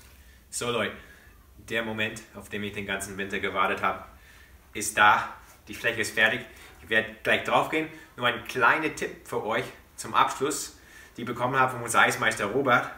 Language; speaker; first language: German; non-native, fluent; English